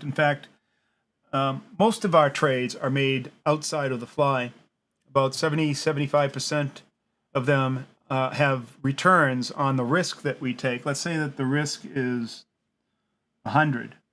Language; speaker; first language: English; native; English